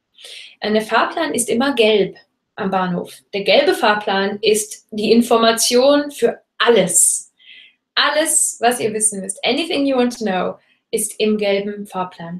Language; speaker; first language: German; non-native, fluent; English